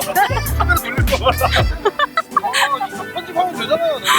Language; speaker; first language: Korean; native; Korean